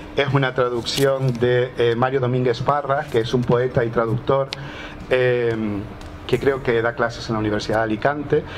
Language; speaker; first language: Spanish; native; Spanish